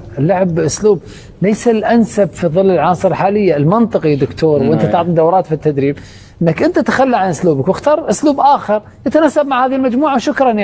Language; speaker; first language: Arabic; native; Arabic